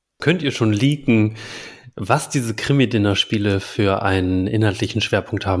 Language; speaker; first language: German; native; German